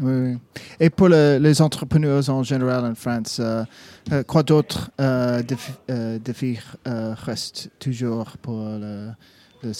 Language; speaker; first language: French; non-native, learner; English